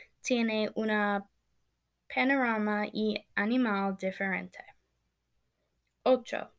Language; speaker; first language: Spanish; non-native, learner; English